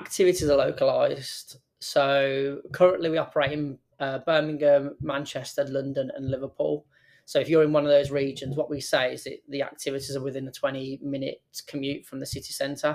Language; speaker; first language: English; native; English